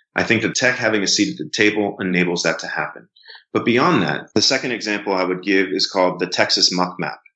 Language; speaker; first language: English; native; English